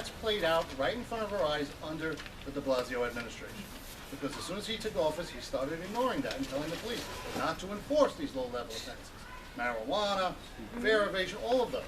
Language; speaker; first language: English; native; English